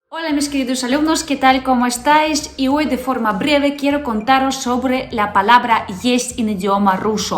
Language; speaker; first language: Spanish; non-native, fluent; Russian